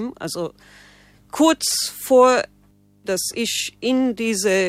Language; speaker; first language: German; non-native, learner; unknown